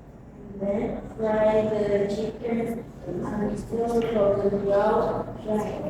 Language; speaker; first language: English; non-native, learner; Indonesian